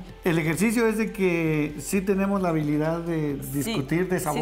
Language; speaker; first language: Spanish; native; Spanish